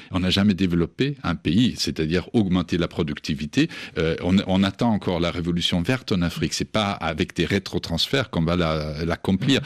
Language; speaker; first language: French; non-native, fluent; English